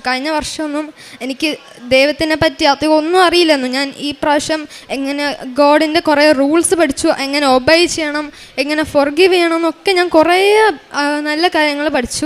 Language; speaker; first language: Malayalam; early bilingual, heritage; Malayalam